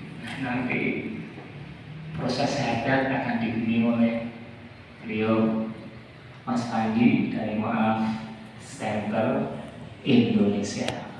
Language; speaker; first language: Indonesian; non-native, local second language; Javanese